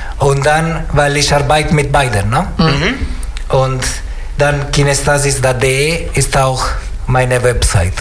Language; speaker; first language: German; non-native, learner; Italian